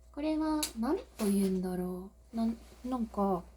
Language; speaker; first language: Japanese; non-native, learner; English